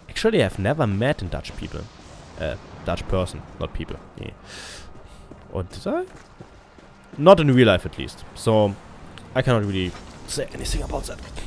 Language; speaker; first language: English; non-native, fluent; German